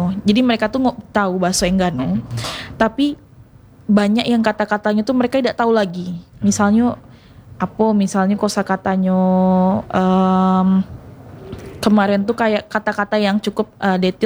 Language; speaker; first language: Indonesian; non-native, local second language; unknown